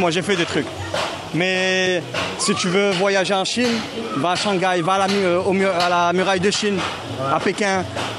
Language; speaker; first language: French; native; French